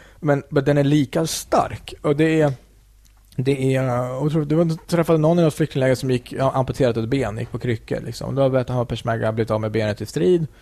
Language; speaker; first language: Swedish; early bilingual, other home language; Kurdish